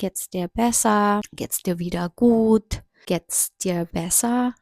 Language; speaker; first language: German; non-native, fluent; Indonesian